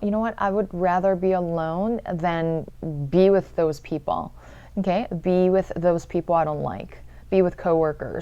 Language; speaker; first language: English; early bilingual, other home language; Korean